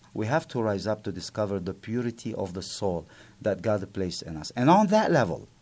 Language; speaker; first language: English; non-native, fluent; Arabic